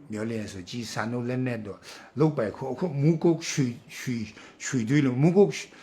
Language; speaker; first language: Burmese; non-native, local second language; Kachin